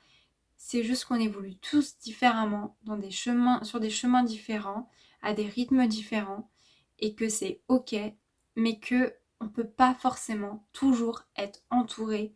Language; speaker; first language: French; native; French